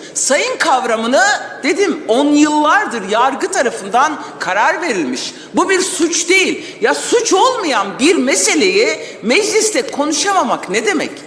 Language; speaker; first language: Turkish; non-native, local second language; Kurdish